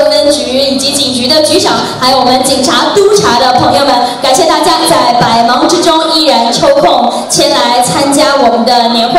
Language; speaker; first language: Chinese; native; Chinese